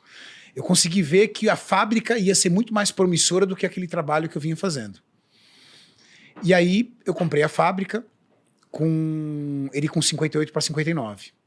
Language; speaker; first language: Portuguese; native; Portuguese